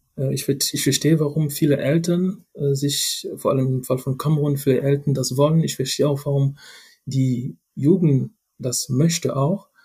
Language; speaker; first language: German; non-native, fluent; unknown